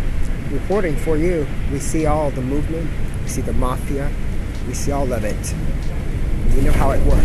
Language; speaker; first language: English; native; English